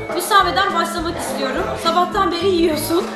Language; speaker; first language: Turkish; native; Turkish